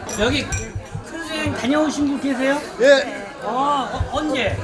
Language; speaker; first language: Korean; native; Korean